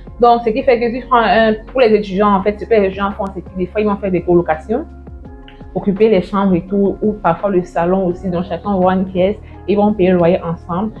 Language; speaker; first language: French; native; French